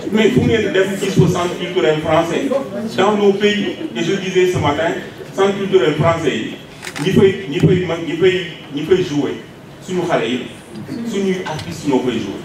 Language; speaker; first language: French; non-native, local second language; Wolof